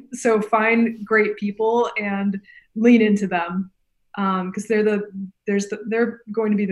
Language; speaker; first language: English; native; English